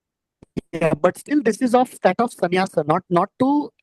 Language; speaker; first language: English; non-native, local second language; Hindi